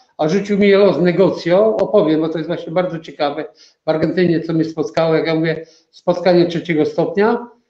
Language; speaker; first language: Polish; native; Polish